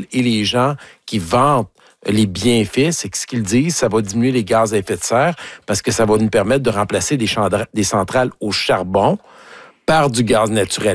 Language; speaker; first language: French; native; French